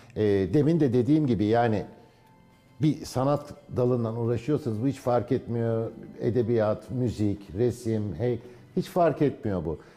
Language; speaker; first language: Turkish; native; Turkish